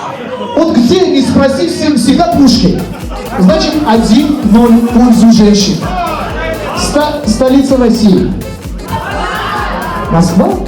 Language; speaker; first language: Russian; non-native, local second language; Armenian